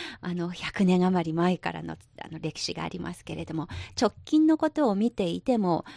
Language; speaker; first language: Japanese; non-native, local second language; Chinese